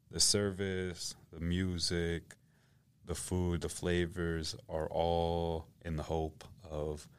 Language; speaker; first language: English; native; English